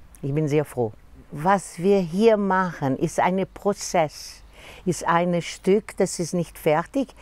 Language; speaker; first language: German; non-native, learner; Portuguese